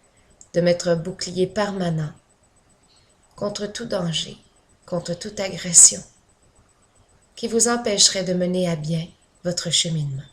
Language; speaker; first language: French; native; French